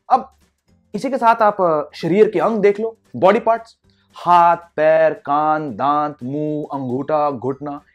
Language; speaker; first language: Hindi; non-native, local second language; English